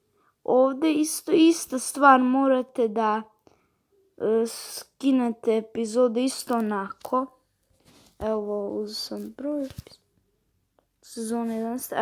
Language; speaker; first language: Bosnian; early bilingual, heritage; Croatian